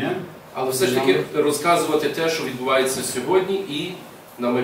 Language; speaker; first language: Ukrainian; early bilingual, heritage; English